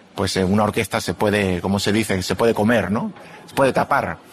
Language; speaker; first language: Spanish; native; Spanish